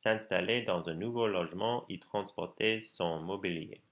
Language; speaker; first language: French; non-native, learner; English